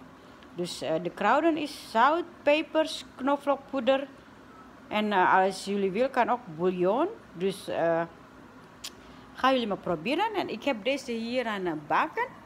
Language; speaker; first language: Dutch; non-native, learner; Indonesian